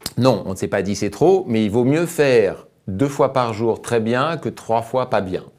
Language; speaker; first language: French; native; French